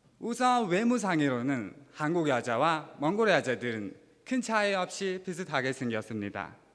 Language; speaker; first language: Korean; non-native, fluent; Mongolian